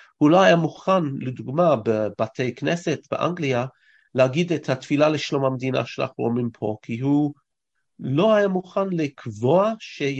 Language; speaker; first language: Hebrew; non-native, fluent; English